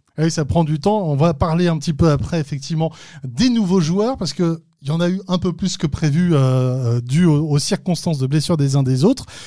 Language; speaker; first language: French; native; French